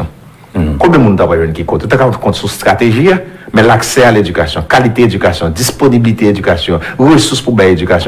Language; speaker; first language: French; non-native, local second language; Haitian Creole